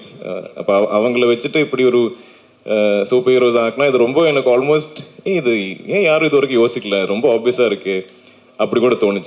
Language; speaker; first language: Tamil; non-native, local second language; Malayalam